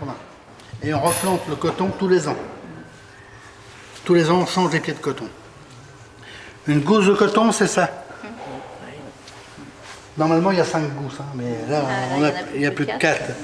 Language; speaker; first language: French; native; French